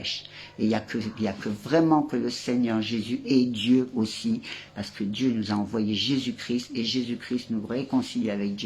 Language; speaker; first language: French; native; French